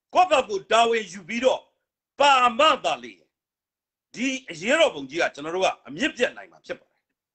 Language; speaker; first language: Burmese; native; Burmese